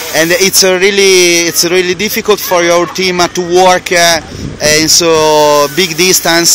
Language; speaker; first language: English; non-native, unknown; Italian